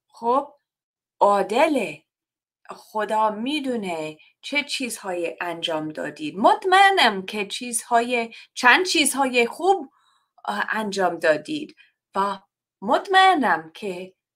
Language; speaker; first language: Persian; non-native, learner; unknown